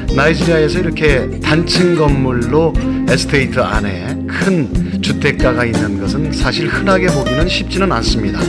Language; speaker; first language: Korean; native; Korean